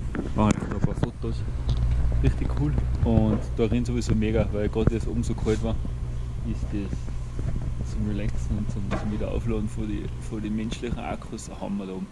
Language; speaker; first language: German; native; German